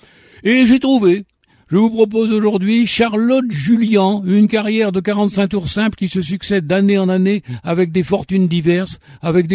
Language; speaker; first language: French; native; French